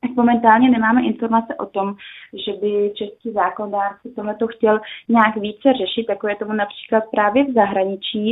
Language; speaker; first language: Czech; native; Czech